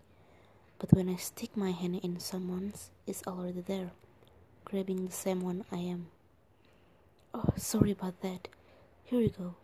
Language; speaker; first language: English; non-native, learner; Indonesian